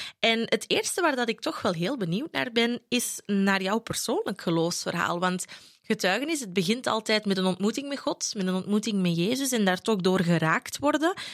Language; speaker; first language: Dutch; native; Dutch